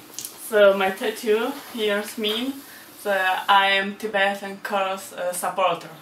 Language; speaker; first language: English; non-native, learner; Czech